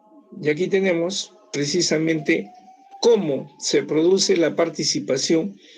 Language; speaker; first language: Spanish; native; Spanish